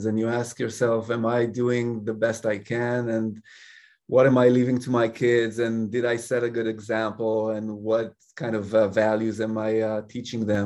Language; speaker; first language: English; non-native, fluent; Hebrew